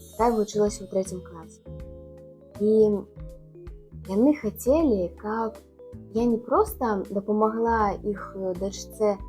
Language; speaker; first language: Belarusian; non-native, local second language; Russian